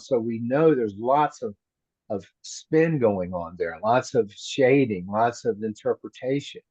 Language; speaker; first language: English; native; English